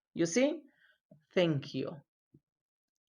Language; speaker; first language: English; non-native, fluent; Spanish